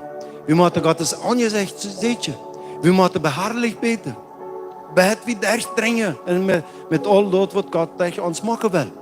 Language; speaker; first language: German; non-native, learner; Plautdietsch